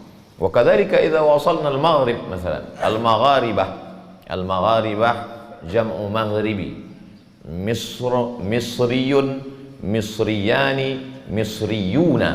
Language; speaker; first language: Arabic; non-native, fluent; Indonesian